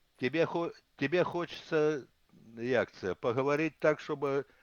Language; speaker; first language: Ukrainian; non-native, learner; Russian